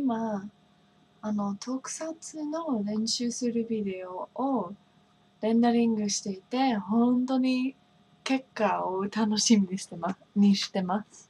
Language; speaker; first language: Japanese; non-native, fluent; English